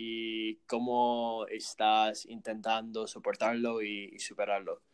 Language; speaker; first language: Spanish; non-native, fluent; English